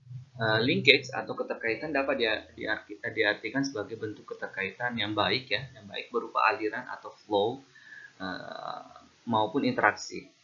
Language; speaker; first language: Indonesian; native; Indonesian